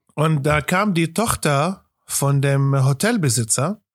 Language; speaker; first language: German; non-native, fluent; Arabic